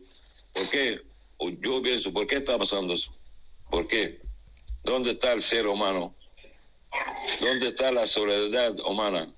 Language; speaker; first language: Spanish; non-native, fluent; Arabic